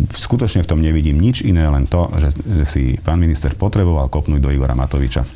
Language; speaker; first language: Slovak; non-native, local second language; Hungarian